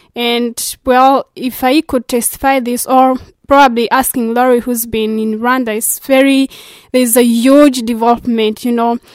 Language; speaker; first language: English; non-native, local second language; Kinyarwanda